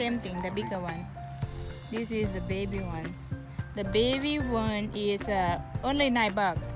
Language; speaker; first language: English; non-native, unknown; Thai